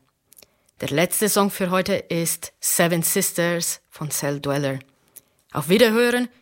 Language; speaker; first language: German; non-native, fluent; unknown